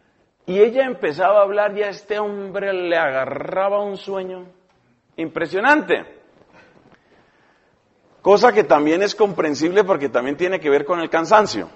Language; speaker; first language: Spanish; native; Spanish